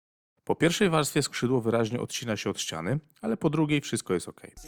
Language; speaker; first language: Polish; native; Polish